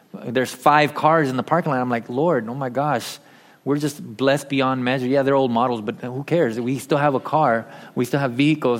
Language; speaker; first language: English; early bilingual, other home language; Spanish